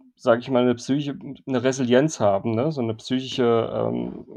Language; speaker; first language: German; native; German